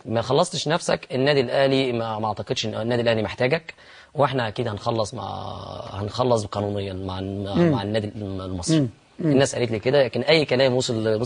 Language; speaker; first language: Arabic; native; Arabic